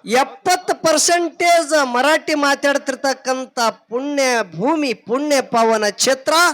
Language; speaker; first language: Kannada; native; Kannada